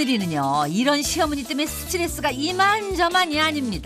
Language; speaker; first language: Korean; native; Korean